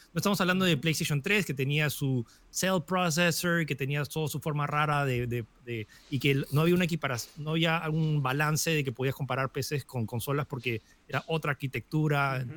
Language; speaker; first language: Spanish; early bilingual, other home language; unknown